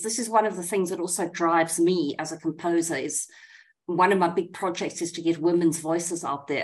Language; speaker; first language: English; native; English